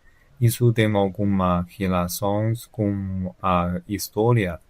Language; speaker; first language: Portuguese; non-native, learner; Chinese